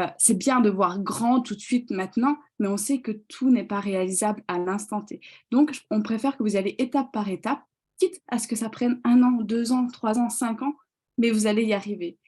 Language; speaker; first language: French; native; French